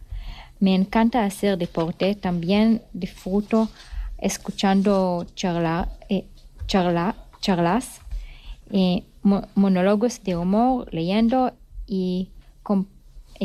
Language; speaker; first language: Spanish; non-native, learner; Hebrew